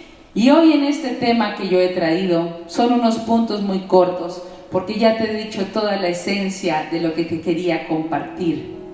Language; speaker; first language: Spanish; native; Spanish